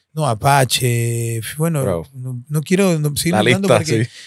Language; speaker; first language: Spanish; native; Spanish